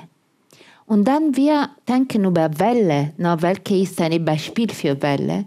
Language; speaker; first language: German; non-native, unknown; Italian